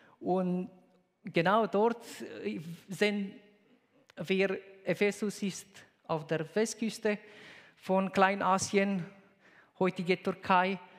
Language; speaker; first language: German; non-native, fluent; Romanian